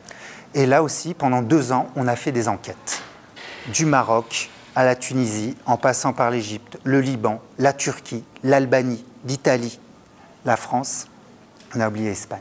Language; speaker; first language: French; native; French